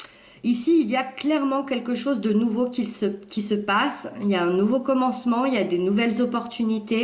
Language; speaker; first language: French; native; French